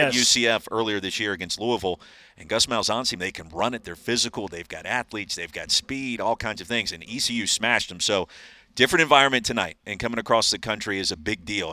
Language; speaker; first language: English; native; English